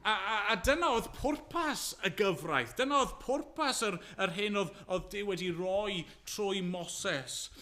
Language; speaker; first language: Welsh; native; Welsh